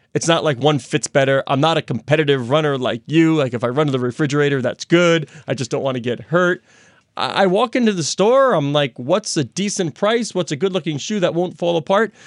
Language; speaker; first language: English; native; English